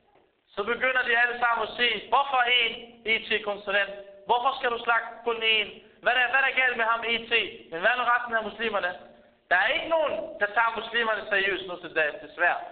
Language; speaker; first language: Danish; early bilingual, other home language; Arabic